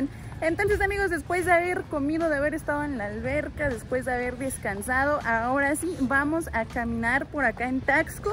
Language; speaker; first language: Spanish; native; Spanish